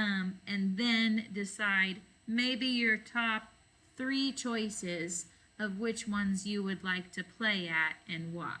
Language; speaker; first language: English; native; English